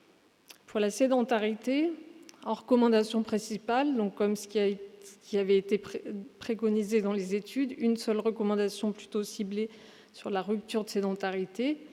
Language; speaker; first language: French; native; French